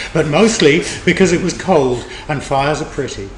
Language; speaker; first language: English; native; English